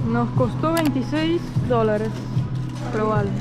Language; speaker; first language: Spanish; native; Spanish